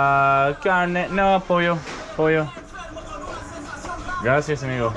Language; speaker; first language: Spanish; non-native, learner; English